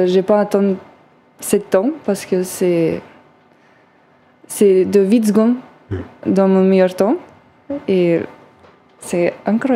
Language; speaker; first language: French; non-native, learner; Russian